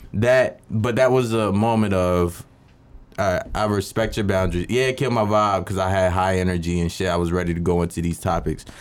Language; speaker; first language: English; native; English